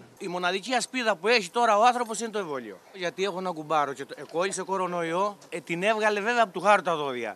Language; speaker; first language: Greek; native; Greek